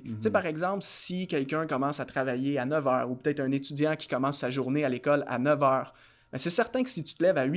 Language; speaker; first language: French; native; French